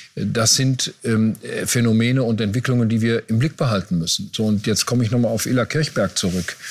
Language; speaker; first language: German; native; German